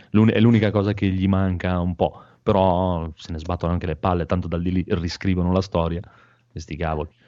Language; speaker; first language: Italian; native; Italian